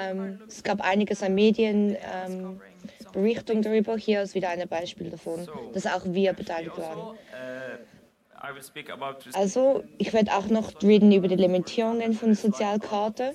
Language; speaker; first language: German; non-native, learner; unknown